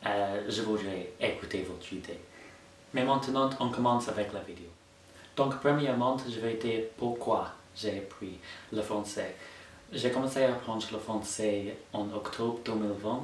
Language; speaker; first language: French; non-native, fluent; English